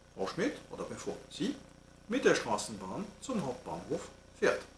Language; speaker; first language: German; non-native, fluent; French